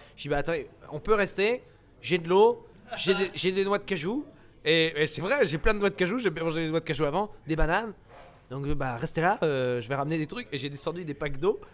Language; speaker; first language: French; native; French